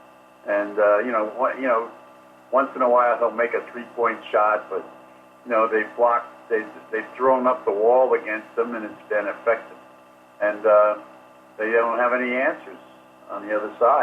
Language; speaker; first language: English; native; English